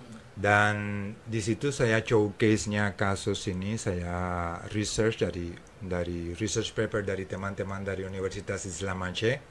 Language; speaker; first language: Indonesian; non-native, fluent; English